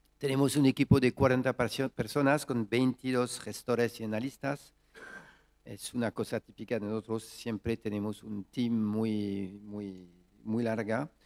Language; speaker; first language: Spanish; non-native, fluent; French